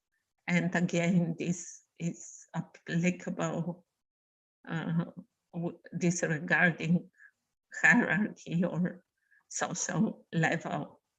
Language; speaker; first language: English; non-native, fluent; Bulgarian